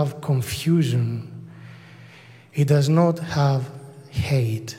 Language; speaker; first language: English; non-native, fluent; Greek